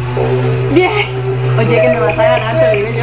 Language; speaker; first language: Spanish; native; Spanish